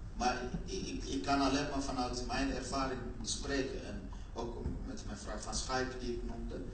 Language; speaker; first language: Dutch; non-native, fluent; Swahili